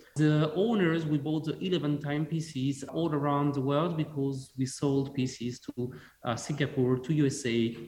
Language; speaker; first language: English; non-native, fluent; French